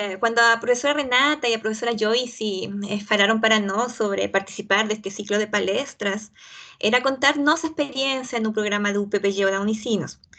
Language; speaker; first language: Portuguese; non-native, fluent; Spanish